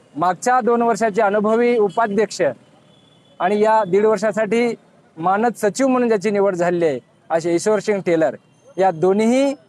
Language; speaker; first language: Marathi; native; Marathi